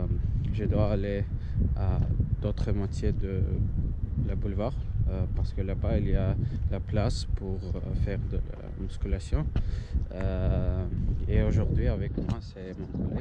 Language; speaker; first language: French; non-native, learner; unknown